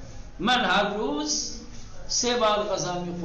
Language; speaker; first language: Persian; non-native, fluent; Urdu